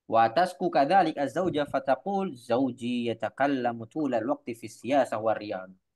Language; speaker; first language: Arabic; non-native, fluent; Indonesian